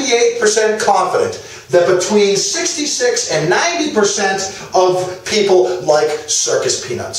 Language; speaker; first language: English; native; English